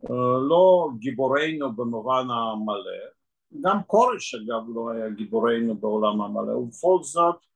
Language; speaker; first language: Hebrew; non-native, fluent; Russian